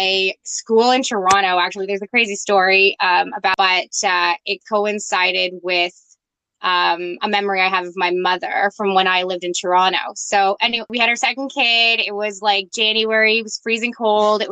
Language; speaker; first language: English; native; English